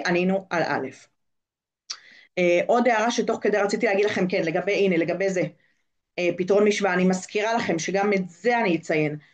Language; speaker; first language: Hebrew; native; Hebrew